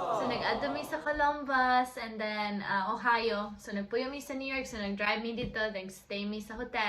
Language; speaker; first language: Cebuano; non-native, local second language; English